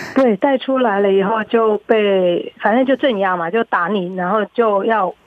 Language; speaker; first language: Chinese; early bilingual, heritage; Chinese